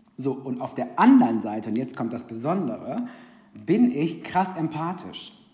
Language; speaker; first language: German; native; German